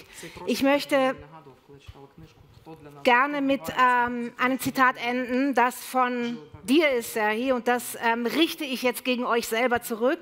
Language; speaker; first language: German; native; German